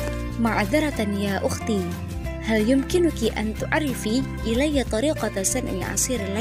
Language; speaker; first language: Arabic; non-native, learner; Indonesian